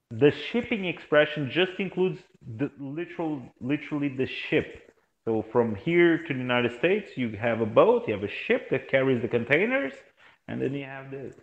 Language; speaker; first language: English; non-native, fluent; Portuguese